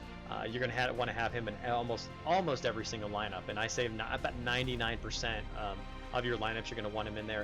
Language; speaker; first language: English; native; English